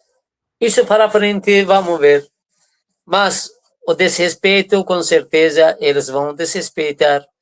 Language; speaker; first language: Portuguese; non-native, fluent; Persian